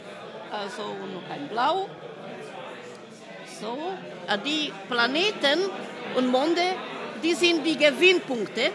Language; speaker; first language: German; non-native, fluent; Hungarian